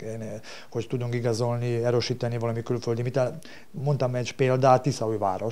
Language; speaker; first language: Hungarian; non-native, learner; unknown